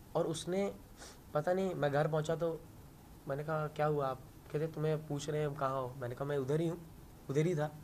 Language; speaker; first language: Hindi; native; Hindi